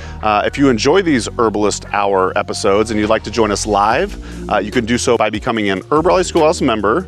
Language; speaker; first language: English; native; English